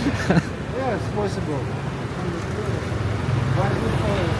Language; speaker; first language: English; non-native, learner; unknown